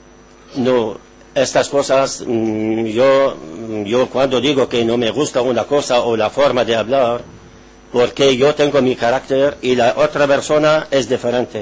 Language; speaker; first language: Spanish; non-native, learner; Arabic